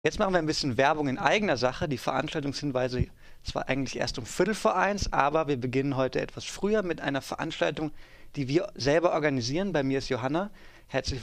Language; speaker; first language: German; native; German